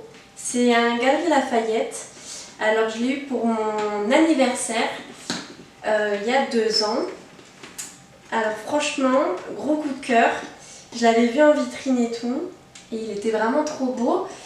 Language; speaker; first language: French; native; French